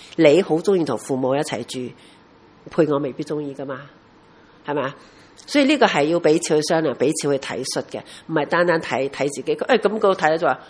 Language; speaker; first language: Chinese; non-native, local second language; Cantonese